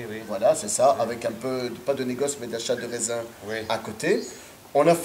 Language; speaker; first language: French; native; French